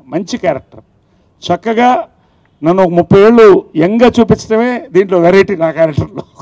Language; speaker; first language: Telugu; native; Telugu